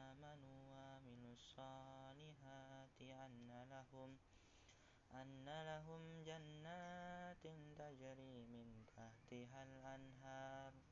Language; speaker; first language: Arabic; non-native, learner; Indonesian